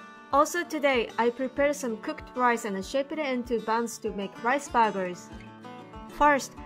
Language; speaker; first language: English; non-native, fluent; Japanese